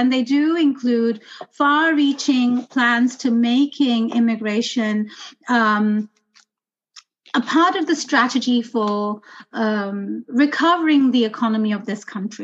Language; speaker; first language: English; native; English